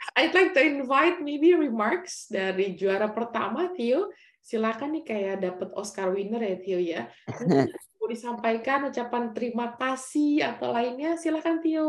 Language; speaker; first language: Indonesian; native; Indonesian